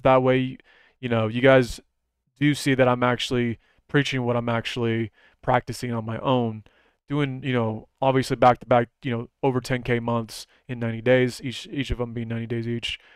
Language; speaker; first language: English; native; English